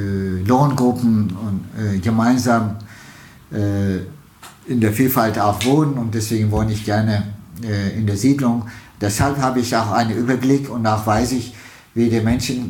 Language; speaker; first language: German; non-native, fluent; Turkish